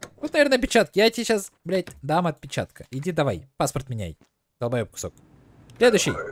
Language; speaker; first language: Russian; native; Russian